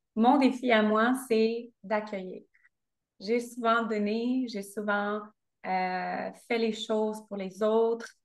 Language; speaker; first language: French; native; French